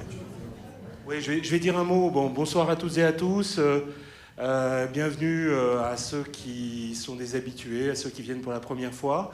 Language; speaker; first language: French; native; French